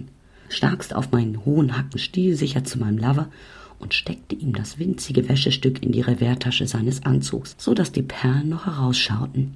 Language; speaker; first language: German; native; German